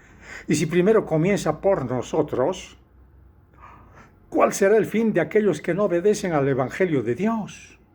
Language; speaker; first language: Spanish; native; Spanish